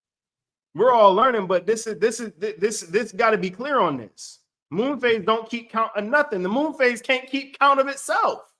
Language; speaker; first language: English; native; English